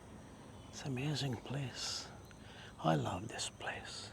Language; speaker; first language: English; non-native, local second language; Urdu